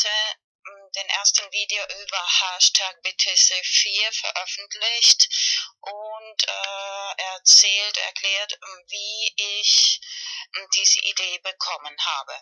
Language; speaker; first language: German; non-native, fluent; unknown